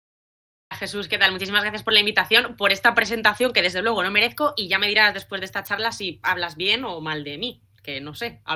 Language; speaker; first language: Spanish; native; Spanish